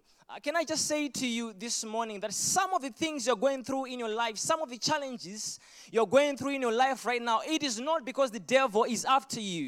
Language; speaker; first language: English; non-native, local second language; Shona